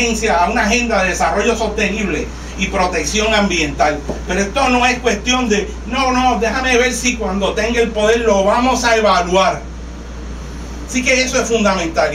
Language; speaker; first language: Spanish; native; Spanish